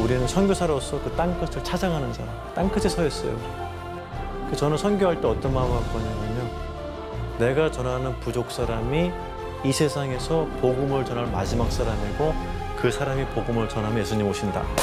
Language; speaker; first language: Korean; native; Korean